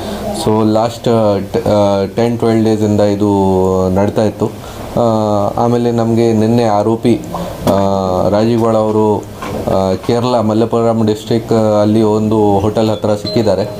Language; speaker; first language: Kannada; non-native, fluent; Hindi